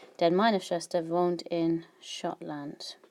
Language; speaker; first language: German; non-native, fluent; English